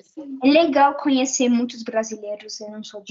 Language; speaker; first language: Portuguese; non-native, learner; Spanish